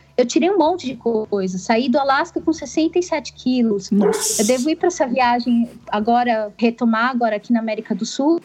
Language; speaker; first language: Portuguese; native; Portuguese